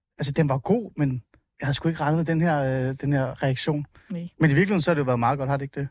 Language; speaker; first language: Danish; early bilingual, other home language; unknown